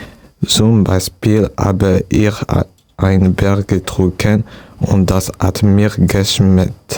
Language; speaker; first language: German; non-native, learner; French